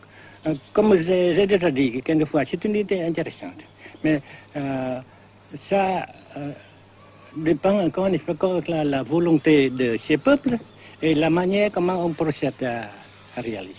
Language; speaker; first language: French; non-native, fluent; Vietnamese